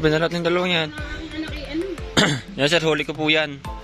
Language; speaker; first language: Filipino; native; Filipino